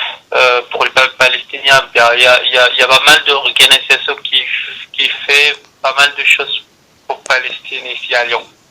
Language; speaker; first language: French; non-native, learner; Arabic